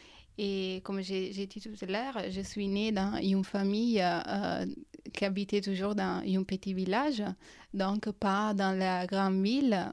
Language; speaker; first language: French; non-native, fluent; Italian